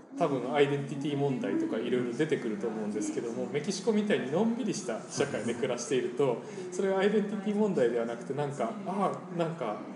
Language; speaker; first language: Japanese; early bilingual, heritage; Japanese